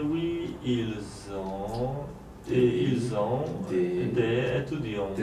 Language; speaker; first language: French; non-native, learner; Polish